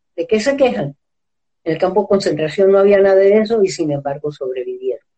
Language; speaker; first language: Spanish; native; Spanish